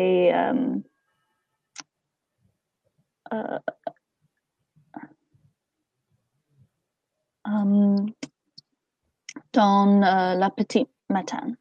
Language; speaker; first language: French; non-native, learner; English